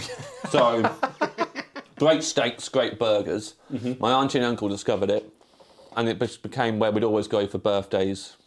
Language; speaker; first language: English; native; English